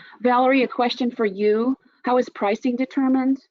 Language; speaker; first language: English; native; English